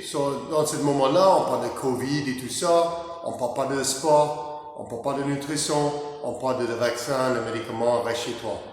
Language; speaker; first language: French; non-native, learner; English